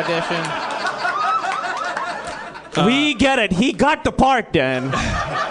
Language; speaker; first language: English; non-native, local second language; Urdu